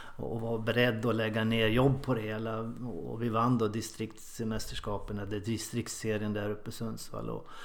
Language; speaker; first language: Swedish; native; Swedish